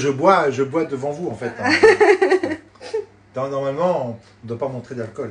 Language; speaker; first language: French; native; French